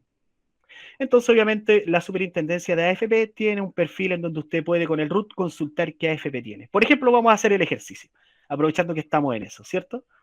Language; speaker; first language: Spanish; native; Spanish